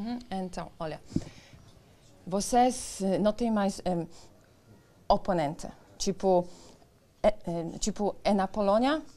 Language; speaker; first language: Portuguese; non-native, learner; Polish